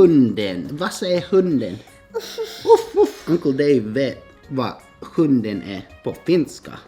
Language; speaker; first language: Swedish; non-native, fluent; English